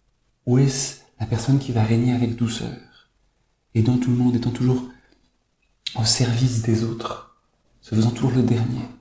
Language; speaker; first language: French; native; French